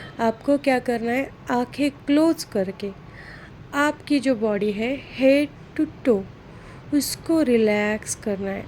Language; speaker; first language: Hindi; non-native, local second language; Marathi